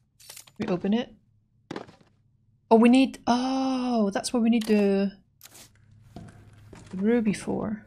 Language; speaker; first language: English; native; English